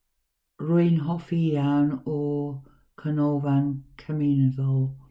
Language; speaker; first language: Welsh; non-native, learner; English